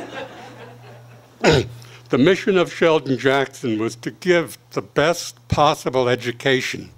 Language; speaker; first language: English; native; English